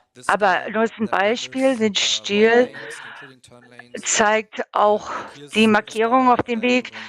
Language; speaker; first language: German; non-native, learner; English